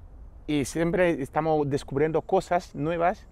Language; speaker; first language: Spanish; non-native, learner; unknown